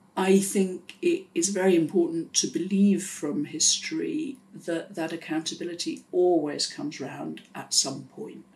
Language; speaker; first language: English; native; English